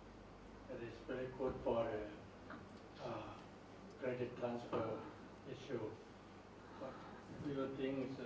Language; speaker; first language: English; non-native, learner; Thai